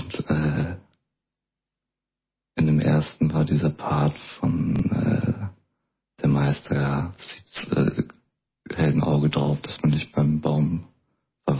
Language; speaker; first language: German; native; German